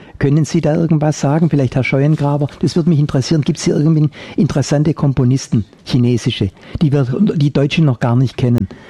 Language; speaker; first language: German; native; German